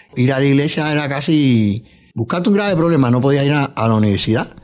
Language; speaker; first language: Spanish; native; Spanish